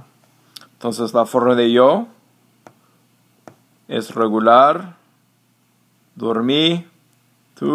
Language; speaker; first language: Spanish; non-native, fluent; English